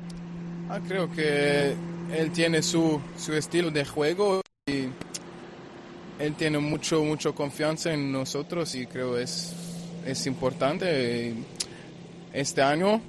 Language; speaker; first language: Spanish; non-native, fluent; German